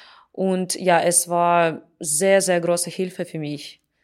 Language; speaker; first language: German; non-native, learner; Russian